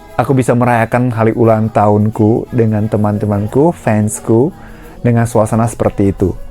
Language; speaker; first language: Indonesian; non-native, fluent; Japanese